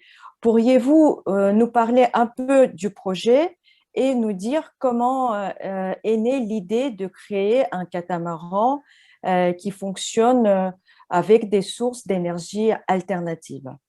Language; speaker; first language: French; non-native, fluent; Russian